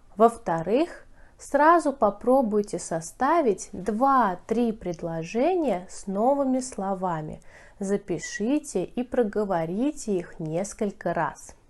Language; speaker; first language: Russian; native; Russian